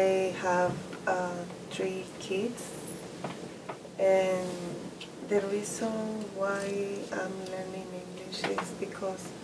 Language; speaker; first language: English; non-native, learner; Spanish